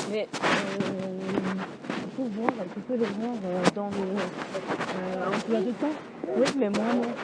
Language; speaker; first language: French; non-native, learner; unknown